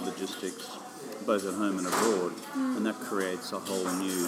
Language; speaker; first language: English; native; English